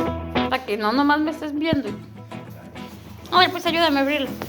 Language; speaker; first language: Spanish; native; Spanish